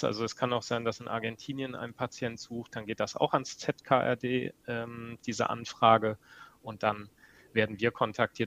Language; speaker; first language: German; native; German